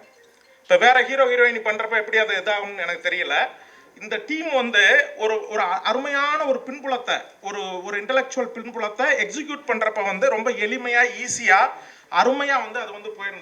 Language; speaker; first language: Tamil; native; Tamil